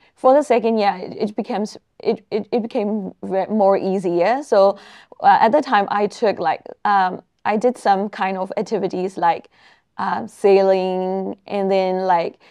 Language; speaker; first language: English; non-native, fluent; Burmese